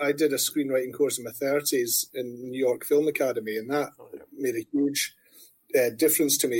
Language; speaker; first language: English; native; English